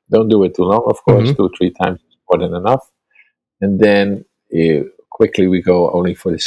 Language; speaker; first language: English; non-native, fluent; Dutch